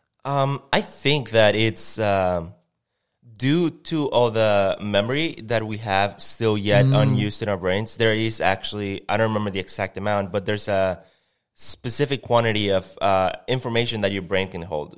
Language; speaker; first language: English; non-native, fluent; Spanish